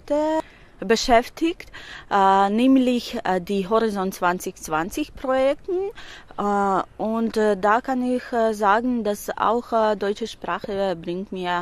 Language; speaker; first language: German; non-native, fluent; Ukrainian